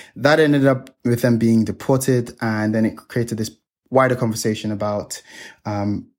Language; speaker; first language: English; native; English